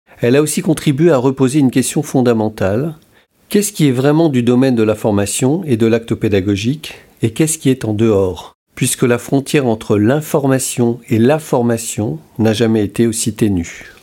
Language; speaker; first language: French; native; French